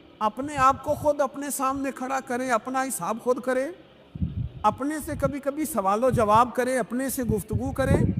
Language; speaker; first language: Urdu; non-native, local second language; Punjabi